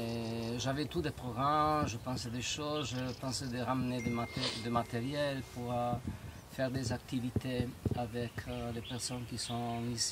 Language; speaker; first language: French; non-native, fluent; Italian